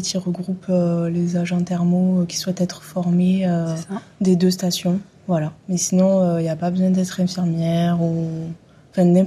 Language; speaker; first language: French; native; French